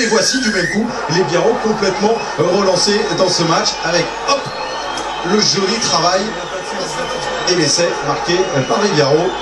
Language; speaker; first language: French; native; French